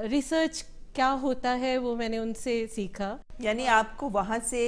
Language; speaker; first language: Hindi; native; Hindi